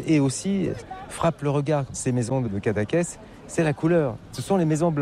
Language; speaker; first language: French; native; French